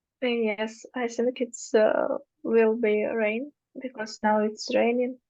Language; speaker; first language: English; non-native, learner; Russian